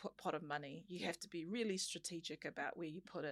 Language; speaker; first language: English; native; English